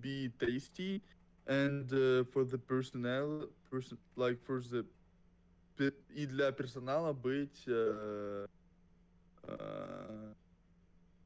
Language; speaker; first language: English; non-native, learner; Russian